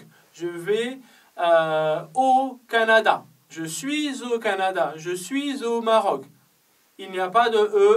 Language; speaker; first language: French; non-native, fluent; Chinese